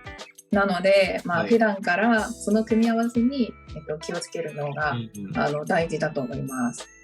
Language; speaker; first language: Japanese; non-native, fluent; Chinese